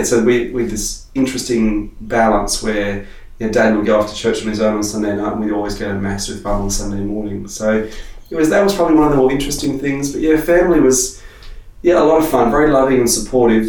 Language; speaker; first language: English; native; English